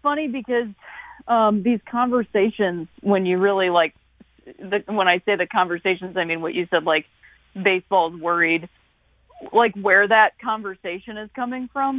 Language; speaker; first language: English; native; English